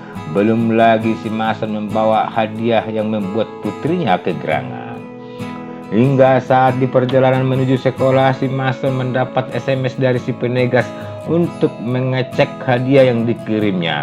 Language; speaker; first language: Indonesian; native; Indonesian